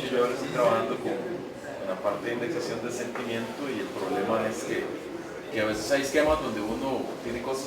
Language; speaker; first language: Spanish; native; Spanish